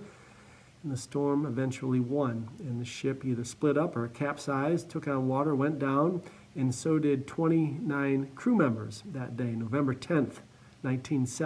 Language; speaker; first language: English; native; English